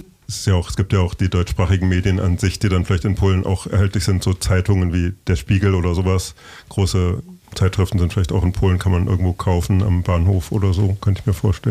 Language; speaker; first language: German; native; German